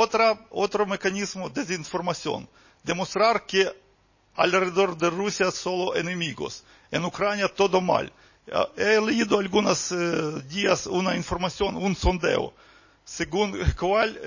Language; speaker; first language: Spanish; non-native, fluent; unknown